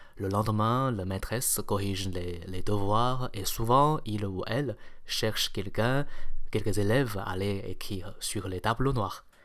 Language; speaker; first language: French; non-native, fluent; Chinese